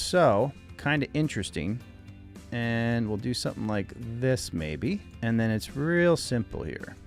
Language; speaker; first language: English; native; English